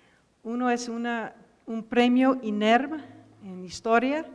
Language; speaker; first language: Spanish; non-native, fluent; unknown